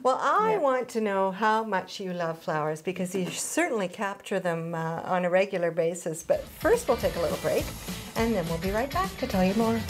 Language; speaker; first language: English; native; English